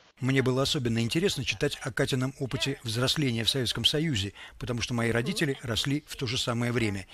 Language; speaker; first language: Russian; native; Russian